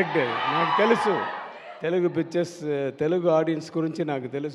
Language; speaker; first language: Telugu; non-native, learner; Tamil